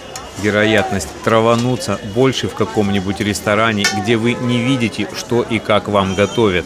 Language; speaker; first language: Russian; native; Russian